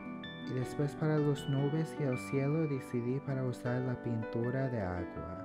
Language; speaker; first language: Spanish; early bilingual, heritage; English